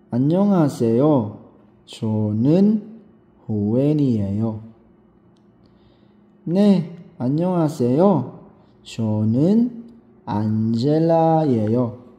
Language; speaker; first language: Korean; non-native, fluent; Filipino